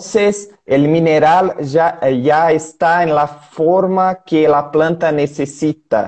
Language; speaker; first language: Spanish; non-native, learner; Portuguese